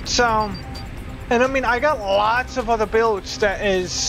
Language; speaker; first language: English; native; English